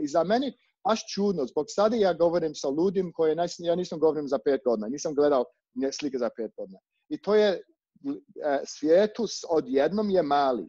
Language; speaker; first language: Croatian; non-native, learner; English